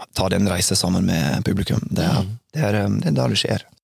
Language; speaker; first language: Norwegian; non-native, fluent; English